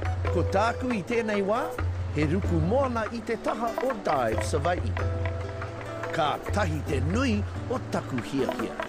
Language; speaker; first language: Māori; non-native, local second language; English